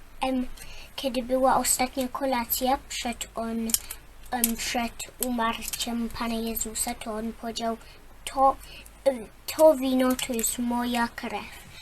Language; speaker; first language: Polish; non-native, learner; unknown